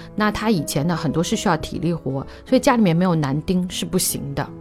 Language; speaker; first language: Chinese; native; Chinese